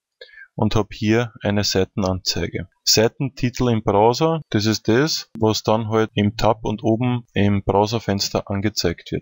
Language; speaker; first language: German; native; German